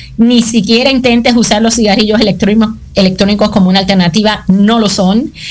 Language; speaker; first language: Spanish; native; Spanish